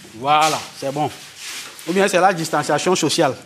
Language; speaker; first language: French; non-native, local second language; Ewe